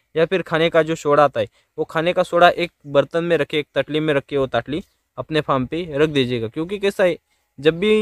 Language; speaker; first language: Hindi; non-native, local second language; Marathi